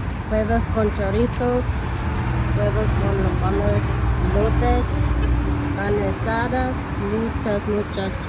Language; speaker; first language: Spanish; non-native, learner; English